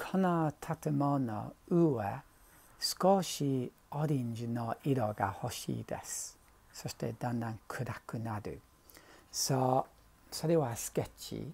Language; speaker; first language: Japanese; non-native, learner; English